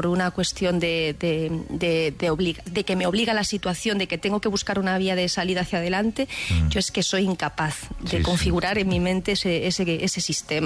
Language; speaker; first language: Spanish; native; Spanish